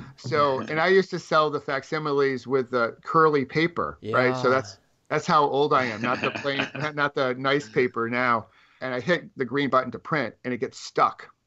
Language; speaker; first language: English; native; English